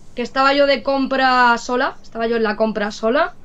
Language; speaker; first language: Spanish; native; Spanish